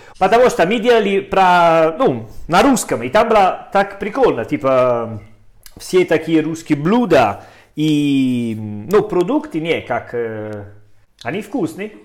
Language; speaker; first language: Russian; non-native, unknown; Italian